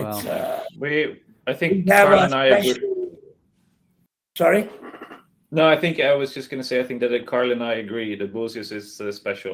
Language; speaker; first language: English; non-native, fluent; Swedish